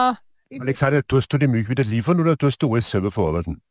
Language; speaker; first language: German; native; German